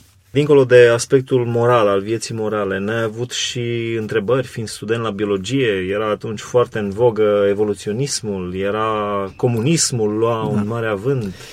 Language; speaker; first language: Romanian; native; Romanian